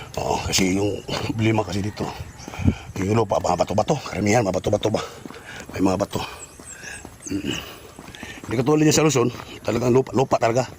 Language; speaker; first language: Filipino; non-native, local second language; Cebuano